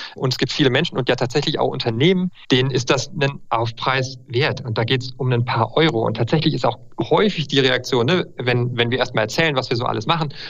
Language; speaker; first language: German; native; German